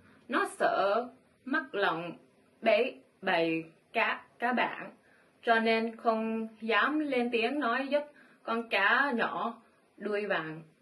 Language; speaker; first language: Vietnamese; early bilingual, heritage; Vietnamese